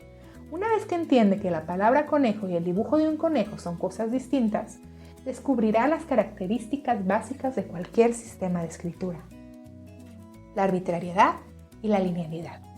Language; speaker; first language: Spanish; native; Spanish